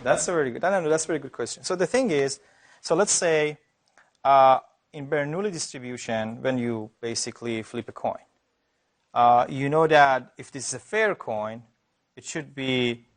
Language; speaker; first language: English; non-native, fluent; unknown